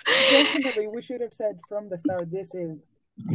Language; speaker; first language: English; non-native, fluent; Greek